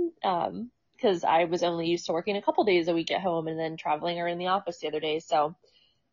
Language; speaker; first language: English; native; English